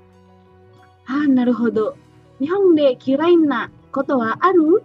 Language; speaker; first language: Japanese; non-native, learner; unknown